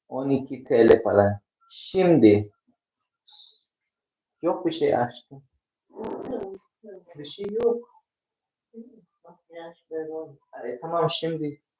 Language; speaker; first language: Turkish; non-native, learner; Filipino